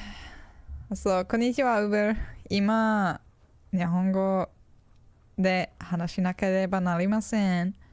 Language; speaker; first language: Japanese; non-native, learner; English